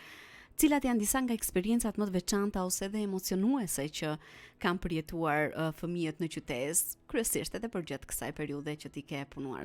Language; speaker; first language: Albanian; native; Albanian